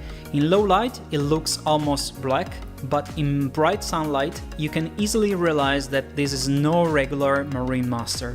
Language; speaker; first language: English; non-native, fluent; Italian